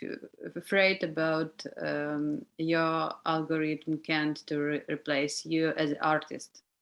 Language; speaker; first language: English; non-native, learner; Ukrainian